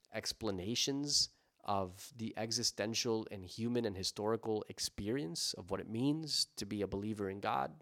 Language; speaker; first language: English; native; English